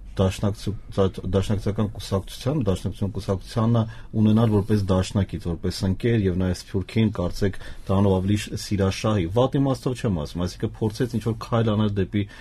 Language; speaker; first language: Armenian; native; Armenian